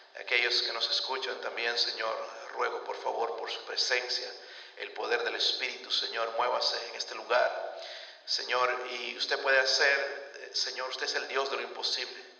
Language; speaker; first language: Spanish; native; Spanish